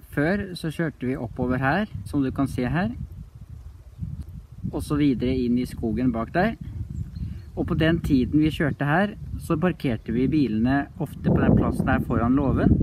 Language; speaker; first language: Norwegian; native; Norwegian